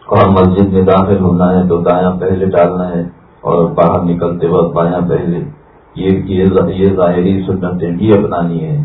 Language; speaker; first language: Urdu; native; Urdu